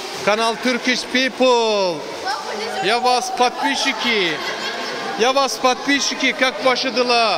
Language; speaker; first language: Russian; non-native, learner; Turkish